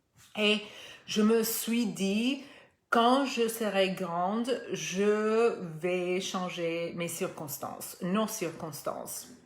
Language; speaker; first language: French; non-native, fluent; Spanish